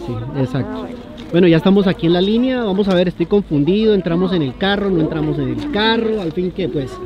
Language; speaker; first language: Spanish; native; Spanish